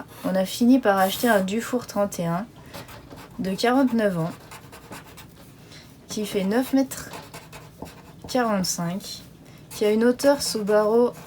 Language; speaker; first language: French; native; French